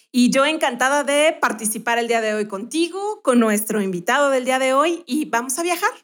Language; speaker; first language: Spanish; native; Spanish